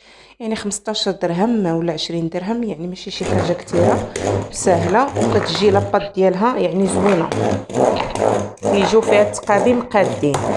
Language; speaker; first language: Arabic; native; Arabic